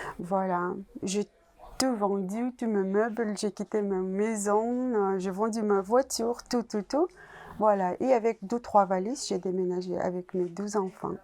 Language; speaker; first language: French; non-native, learner; Russian